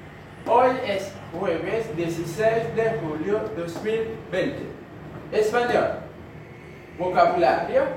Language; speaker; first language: Spanish; non-native, fluent; Haitian Creole